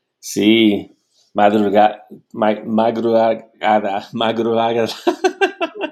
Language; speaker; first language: Spanish; non-native, learner; English